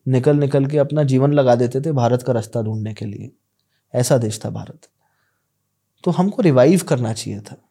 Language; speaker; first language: Hindi; native; Hindi